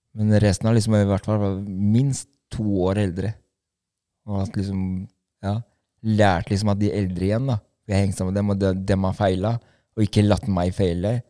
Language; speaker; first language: Norwegian; early bilingual, other home language; Albanian